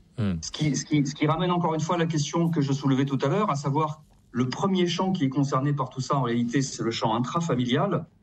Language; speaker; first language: French; native; French